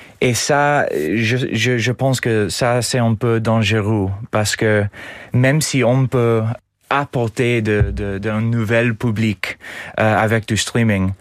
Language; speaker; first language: French; non-native, learner; English